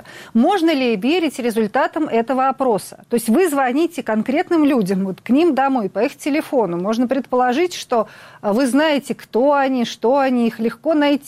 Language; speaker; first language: Russian; native; Russian